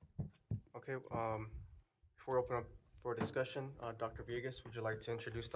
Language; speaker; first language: English; native; English